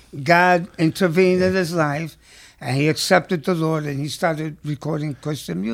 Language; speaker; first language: English; early bilingual, other home language; Spanish